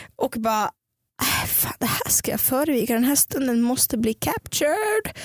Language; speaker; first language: Swedish; native; Swedish